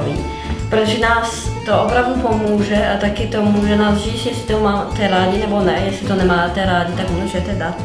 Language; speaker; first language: Czech; non-native, learner; French